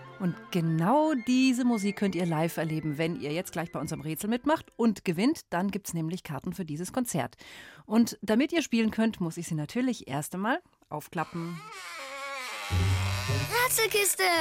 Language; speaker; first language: German; native; German